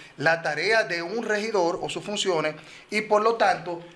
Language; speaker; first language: Spanish; native; Spanish